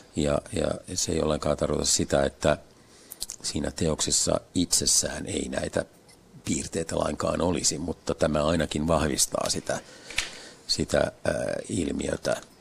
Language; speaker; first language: Finnish; native; Finnish